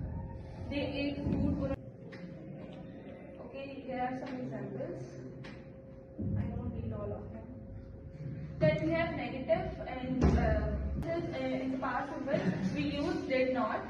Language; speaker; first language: English; non-native, learner; Urdu